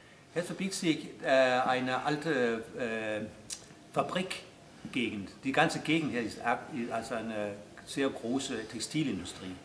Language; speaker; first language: German; non-native, fluent; Danish